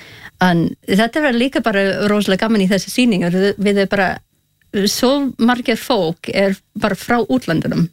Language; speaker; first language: Icelandic; non-native, learner; English